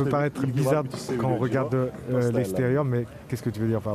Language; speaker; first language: French; non-native, fluent; Turkish